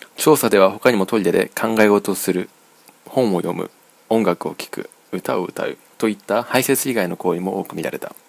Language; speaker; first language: Japanese; native; Japanese